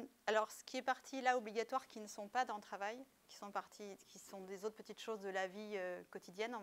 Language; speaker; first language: French; native; French